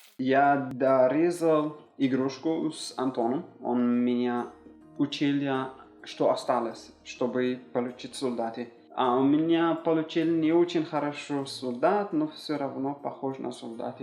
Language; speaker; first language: Russian; non-native, learner; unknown